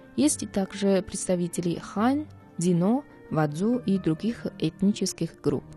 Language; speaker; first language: Russian; non-native, fluent; Chinese